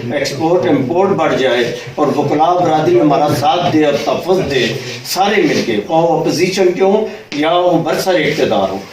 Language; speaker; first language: Urdu; non-native, local second language; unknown